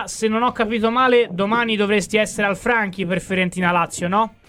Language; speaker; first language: Italian; native; Italian